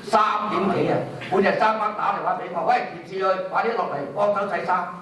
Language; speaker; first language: Cantonese; native; Cantonese